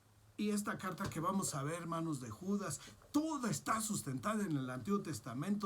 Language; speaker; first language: Spanish; native; Spanish